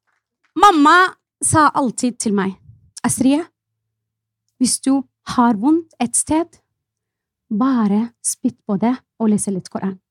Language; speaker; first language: Norwegian; non-native, fluent; Arabic